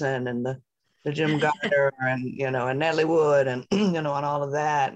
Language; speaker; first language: English; native; English